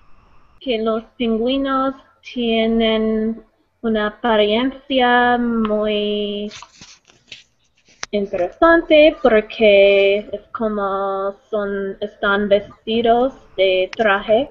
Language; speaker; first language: Spanish; non-native, learner; English